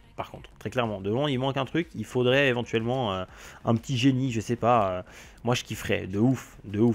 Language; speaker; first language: French; native; French